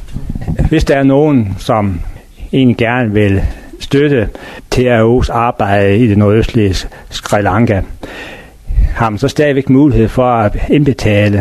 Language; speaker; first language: Danish; native; Danish